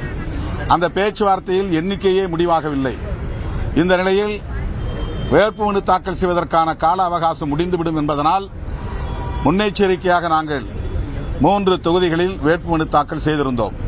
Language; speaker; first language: Tamil; native; Tamil